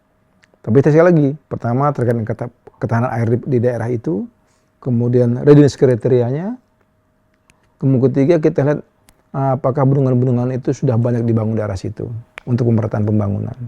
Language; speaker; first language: Indonesian; native; Indonesian